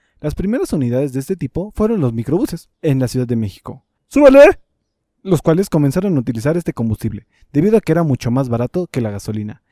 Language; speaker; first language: Spanish; native; Spanish